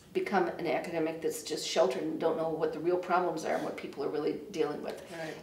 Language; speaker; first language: English; native; English